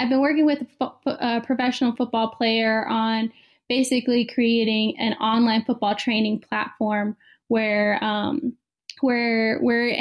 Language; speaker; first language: English; native; English